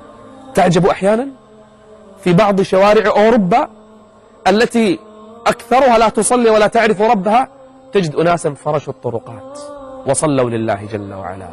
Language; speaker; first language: Arabic; native; Arabic